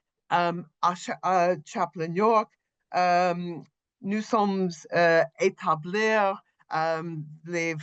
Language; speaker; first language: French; non-native, learner; English